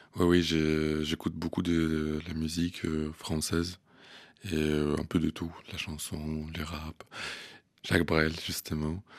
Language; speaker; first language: French; non-native, fluent; Russian